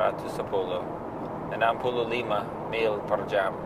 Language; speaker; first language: Indonesian; non-native, fluent; English